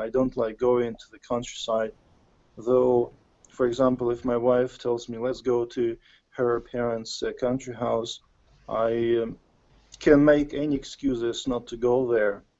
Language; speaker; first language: English; non-native, fluent; Russian